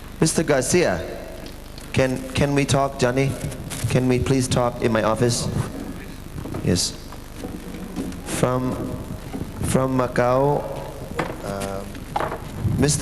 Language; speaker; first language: English; non-native, fluent; Thai